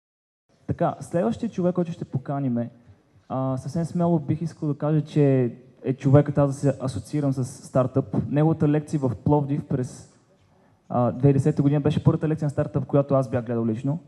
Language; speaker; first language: Bulgarian; native; Bulgarian